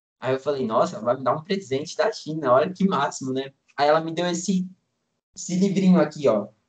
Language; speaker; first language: Portuguese; native; Portuguese